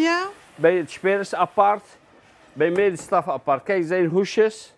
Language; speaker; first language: Dutch; non-native, fluent; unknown